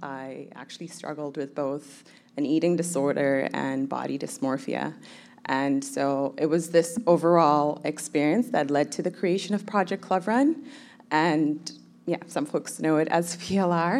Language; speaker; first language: English; non-native, local second language; Somali